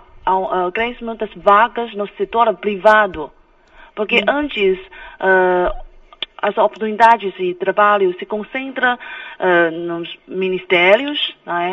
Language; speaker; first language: Portuguese; non-native, fluent; Chinese